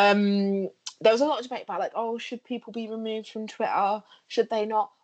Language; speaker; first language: English; native; English